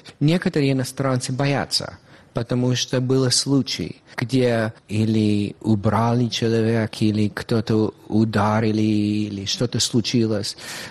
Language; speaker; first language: Russian; non-native, fluent; English